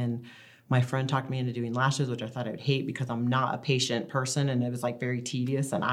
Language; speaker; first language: English; native; English